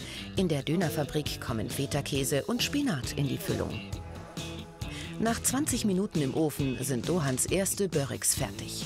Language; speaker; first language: German; native; German